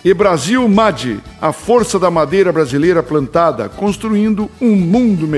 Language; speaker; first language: Portuguese; native; Portuguese